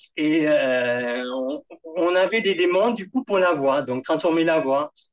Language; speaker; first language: French; non-native, fluent; German